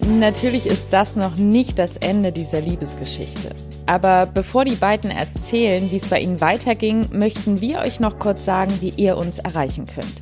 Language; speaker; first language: German; native; German